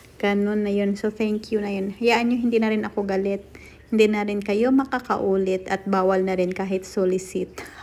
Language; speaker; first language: Filipino; native; Filipino